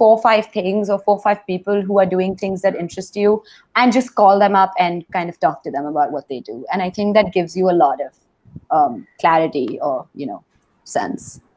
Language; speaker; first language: English; non-native, local second language; Hindi